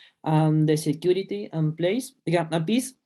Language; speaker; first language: English; non-native, learner; Spanish